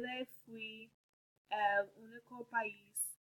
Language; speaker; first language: Spanish; non-native, learner; English